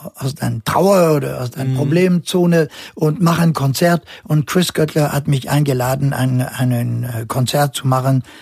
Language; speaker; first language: German; non-native, fluent; French